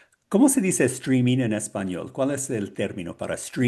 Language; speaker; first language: Spanish; non-native, learner; English